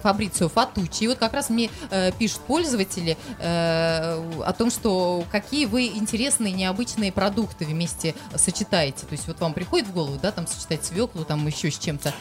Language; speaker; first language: Russian; native; Russian